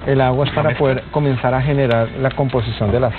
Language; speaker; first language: Spanish; native; Spanish